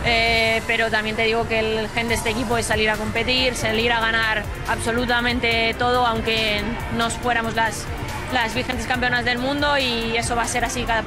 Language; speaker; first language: Spanish; native; Spanish